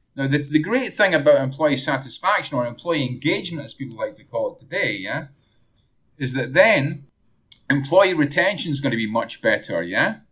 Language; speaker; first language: English; native; English